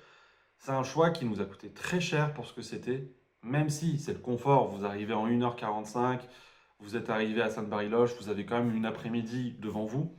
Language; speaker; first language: French; native; French